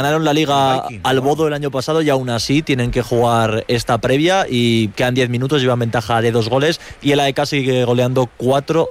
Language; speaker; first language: Spanish; native; Spanish